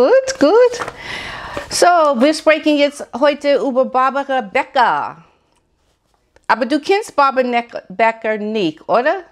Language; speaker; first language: German; non-native, learner; English